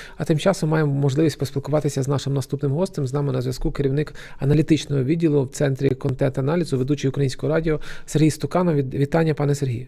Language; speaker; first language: Ukrainian; native; Ukrainian